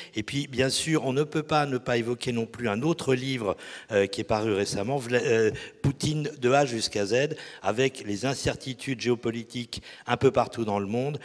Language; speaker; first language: French; native; French